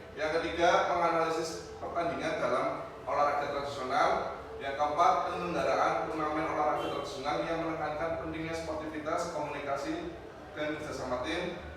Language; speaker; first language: Indonesian; native; Indonesian